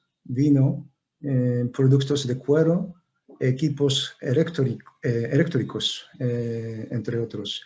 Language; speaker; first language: Spanish; non-native, fluent; Japanese